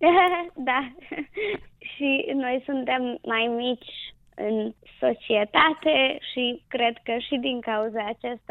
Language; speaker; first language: Romanian; non-native, local second language; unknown